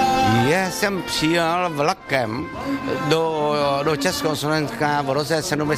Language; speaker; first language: Czech; non-native, fluent; Vietnamese